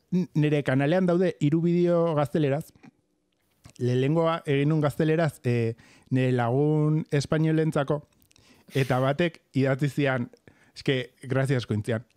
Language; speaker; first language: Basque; non-native, local second language; Spanish